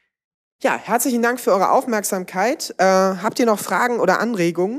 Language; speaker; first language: German; native; German